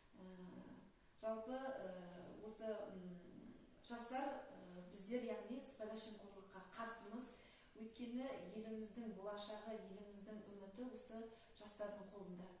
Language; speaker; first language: Kazakh; native; Kazakh